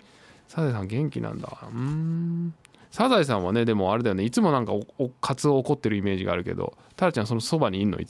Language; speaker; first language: Japanese; native; Japanese